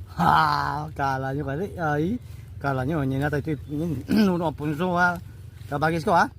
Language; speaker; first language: Filipino; non-native, local second language; Iloko